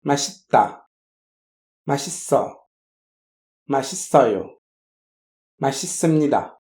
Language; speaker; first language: Korean; non-native, fluent; French